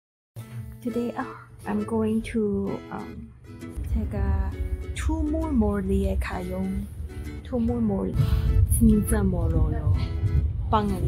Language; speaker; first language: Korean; non-native, learner; Cantonese